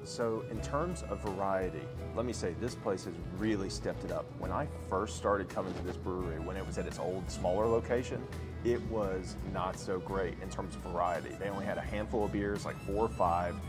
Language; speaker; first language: English; native; English